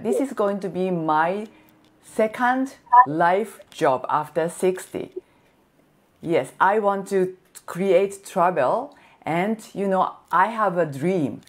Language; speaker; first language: English; non-native, fluent; Japanese